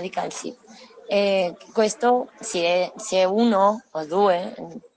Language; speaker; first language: Italian; non-native, learner; Spanish